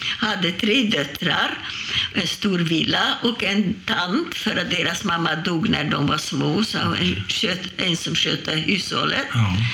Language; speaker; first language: Swedish; non-native, fluent; Hungarian